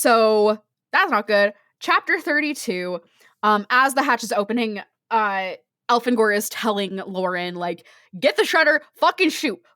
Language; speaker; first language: English; native; English